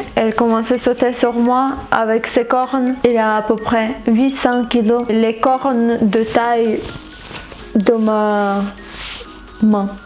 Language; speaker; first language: French; non-native, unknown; Ukrainian